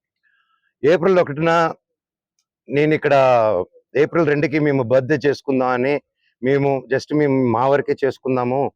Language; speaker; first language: Telugu; native; Telugu